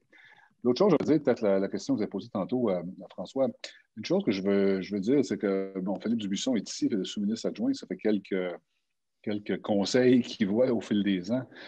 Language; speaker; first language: French; native; French